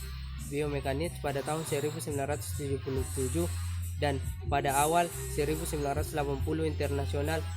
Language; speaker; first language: Indonesian; native; Indonesian